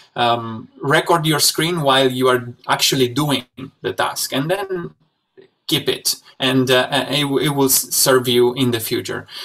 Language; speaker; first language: English; non-native, fluent; Italian